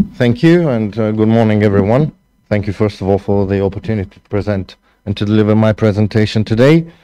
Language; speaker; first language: English; non-native, fluent; Bulgarian